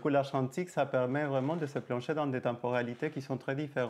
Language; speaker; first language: French; native; French